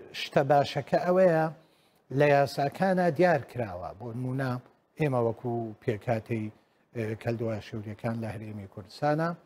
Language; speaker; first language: Central Kurdish; non-native, local second language; Assyrian Neo-Aramaic